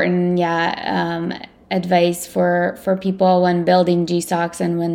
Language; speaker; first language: English; non-native, fluent; Russian